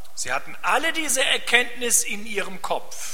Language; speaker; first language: German; native; German